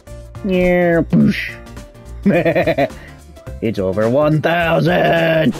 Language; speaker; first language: English; native; English